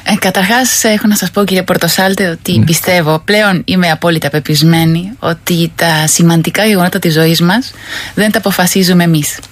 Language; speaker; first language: Greek; non-native, fluent; Spanish